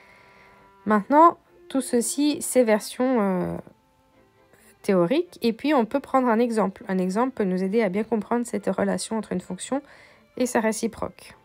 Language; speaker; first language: French; native; French